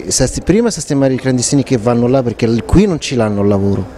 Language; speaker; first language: Italian; non-native, fluent; Arabic